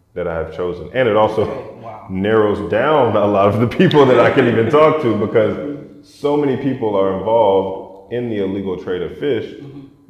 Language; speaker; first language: English; native; English